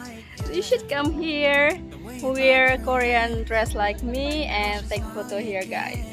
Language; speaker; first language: English; non-native, learner; Indonesian